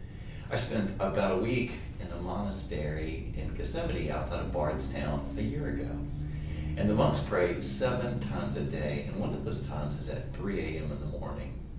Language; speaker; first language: English; native; English